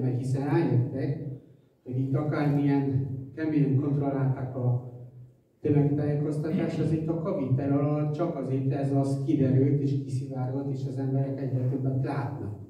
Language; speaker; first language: Hungarian; non-native, fluent; Polish